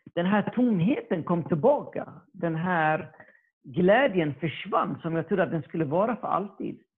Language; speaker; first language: Swedish; early bilingual, other home language; Arabic